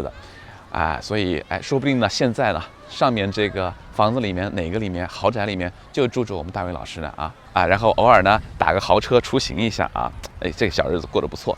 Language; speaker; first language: Chinese; native; Chinese